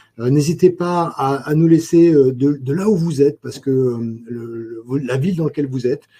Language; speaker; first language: French; native; French